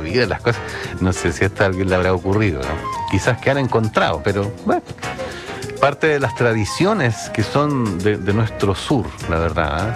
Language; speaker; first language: Spanish; native; Spanish